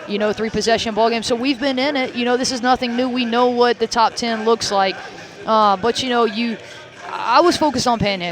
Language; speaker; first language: English; native; English